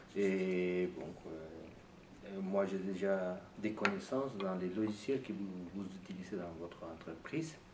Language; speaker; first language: French; non-native, fluent; Spanish